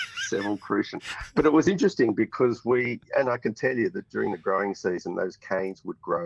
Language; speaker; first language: English; native; English